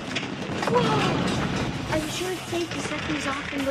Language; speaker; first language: English; native; English